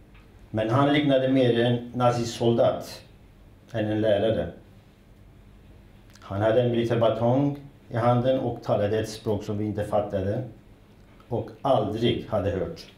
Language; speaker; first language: Danish; non-native, fluent; Kurdish